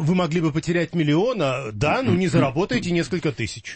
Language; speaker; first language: Russian; native; Russian